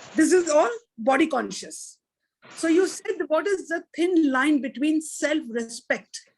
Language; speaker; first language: English; non-native, local second language; Punjabi